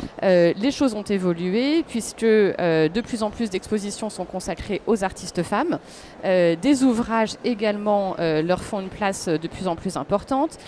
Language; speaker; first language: French; native; French